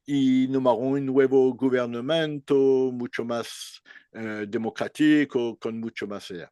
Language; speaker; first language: Spanish; non-native, learner; French